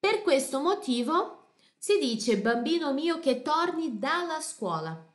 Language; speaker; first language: Italian; non-native, fluent; Portuguese